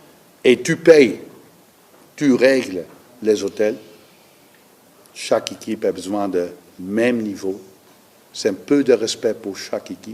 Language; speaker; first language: French; non-native, learner; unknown